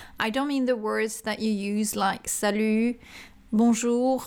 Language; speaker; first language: English; non-native, fluent; French